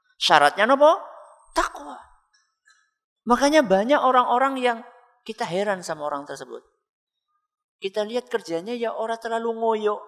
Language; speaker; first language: Indonesian; non-native, local second language; Javanese